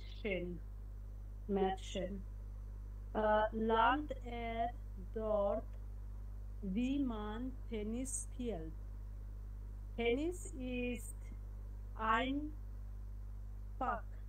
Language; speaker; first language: German; non-native, learner; Bangla